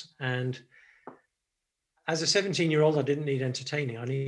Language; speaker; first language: English; native; English